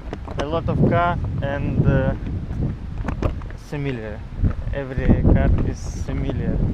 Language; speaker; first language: English; non-native, learner; Russian